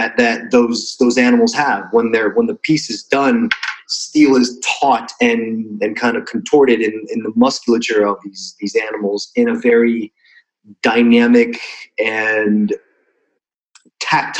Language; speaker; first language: English; non-native, fluent; Russian